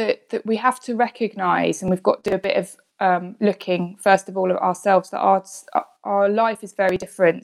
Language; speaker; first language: English; native; English